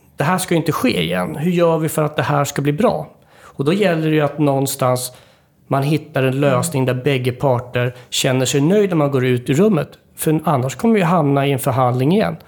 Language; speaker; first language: Swedish; native; Swedish